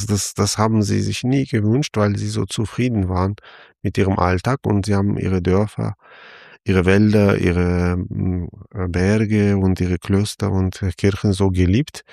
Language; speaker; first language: German; non-native, fluent; Armenian